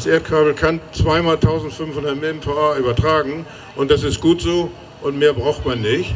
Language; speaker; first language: German; native; German